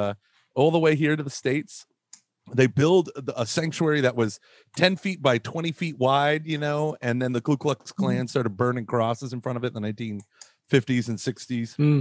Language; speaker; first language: English; native; English